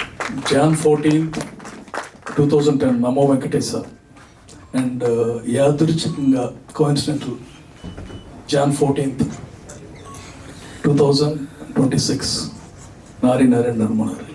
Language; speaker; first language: Telugu; native; Telugu